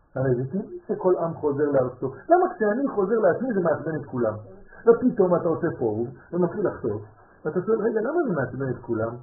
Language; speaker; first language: Hebrew; non-native, fluent; French